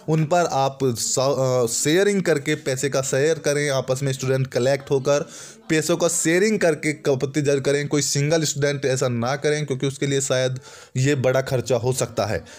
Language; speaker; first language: Hindi; native; Hindi